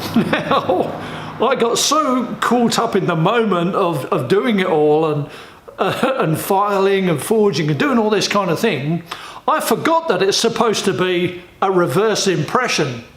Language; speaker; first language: English; native; English